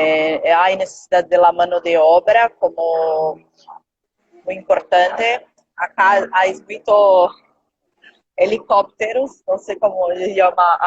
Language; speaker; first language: Spanish; non-native, learner; Portuguese